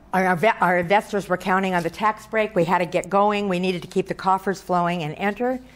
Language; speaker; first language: English; native; English